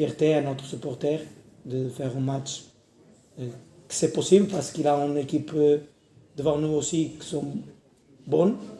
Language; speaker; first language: French; non-native, learner; Portuguese